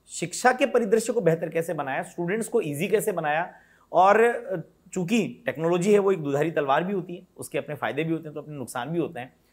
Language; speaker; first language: Hindi; native; Hindi